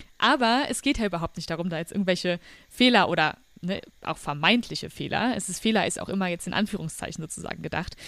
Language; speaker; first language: German; native; German